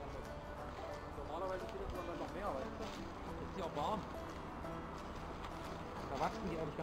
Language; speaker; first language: German; native; German